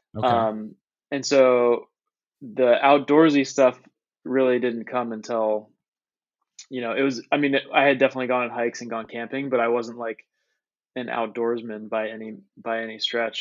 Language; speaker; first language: English; native; English